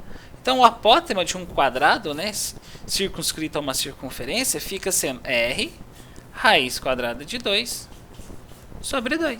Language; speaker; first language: Portuguese; native; Portuguese